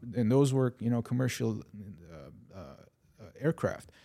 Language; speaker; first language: English; non-native, fluent; Arabic